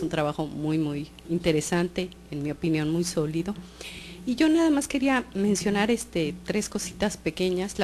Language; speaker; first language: Spanish; native; Spanish